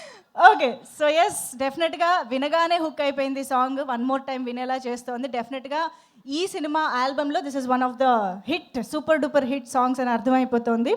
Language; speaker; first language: Telugu; native; Telugu